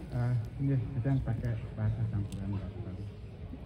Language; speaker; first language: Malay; non-native, local second language; Balinese